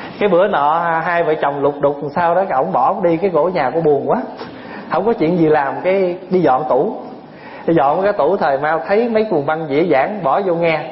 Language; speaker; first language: Vietnamese; early bilingual, other home language; English